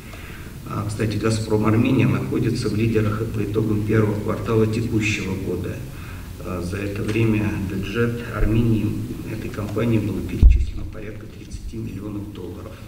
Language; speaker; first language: Russian; native; Russian